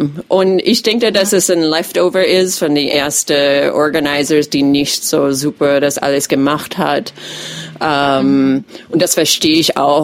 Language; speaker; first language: German; non-native, fluent; English